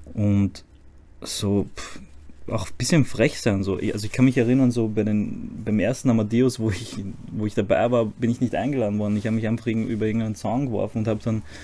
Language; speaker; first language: German; early bilingual, other home language; Croatian